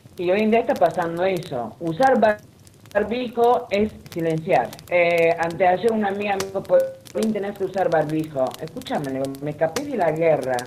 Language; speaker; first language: Spanish; non-native, fluent; Armenian